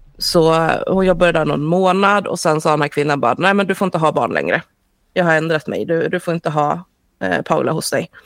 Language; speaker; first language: Swedish; early bilingual, other home language; Spanish